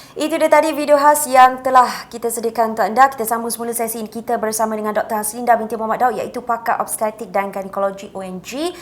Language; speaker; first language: Malay; native; Malay